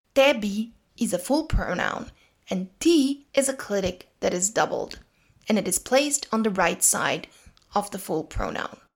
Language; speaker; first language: English; non-native, fluent; Serbian